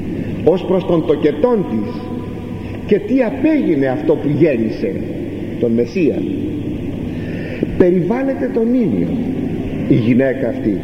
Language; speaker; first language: Greek; native; Greek